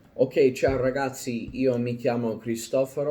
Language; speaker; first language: Italian; non-native, learner; English